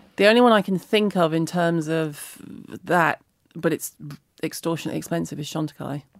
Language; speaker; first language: English; native; English